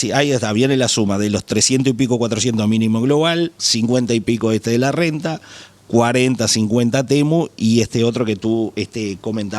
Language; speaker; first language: Spanish; native; Spanish